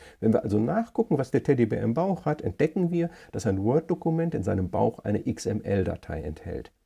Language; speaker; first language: German; native; German